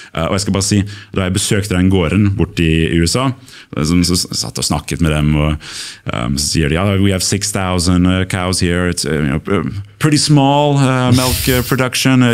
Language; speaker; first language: English; early bilingual, other home language; Norwegian